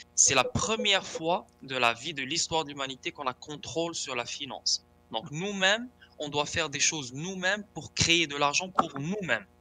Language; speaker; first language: French; non-native, local second language; Arabic